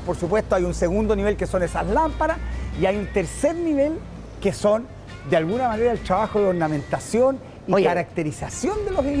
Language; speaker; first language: Spanish; native; Spanish